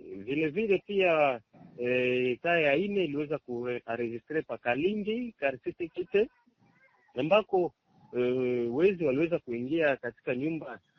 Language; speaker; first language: Swahili; native; Swahili